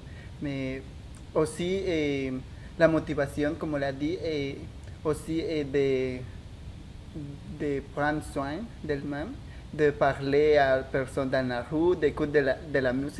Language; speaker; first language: French; non-native, learner; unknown